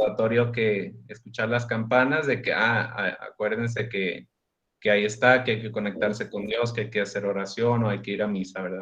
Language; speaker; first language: Spanish; native; Spanish